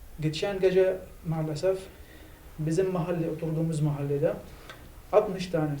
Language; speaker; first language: Turkish; non-native, fluent; Arabic